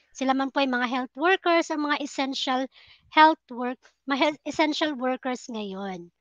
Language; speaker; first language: Filipino; native; Filipino